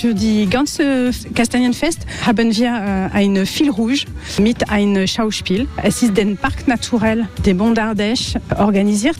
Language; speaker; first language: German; non-native, learner; French